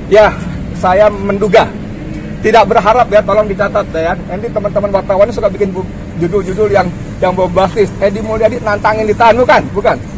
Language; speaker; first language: Indonesian; native; Indonesian